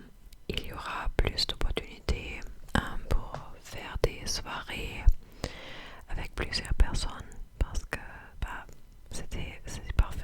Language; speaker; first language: French; non-native, fluent; English